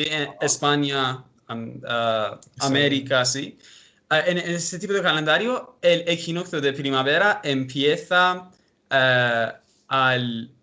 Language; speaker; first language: Spanish; non-native, fluent; Persian